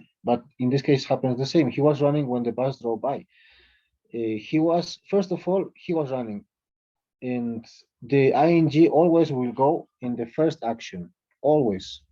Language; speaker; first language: English; non-native, fluent; Spanish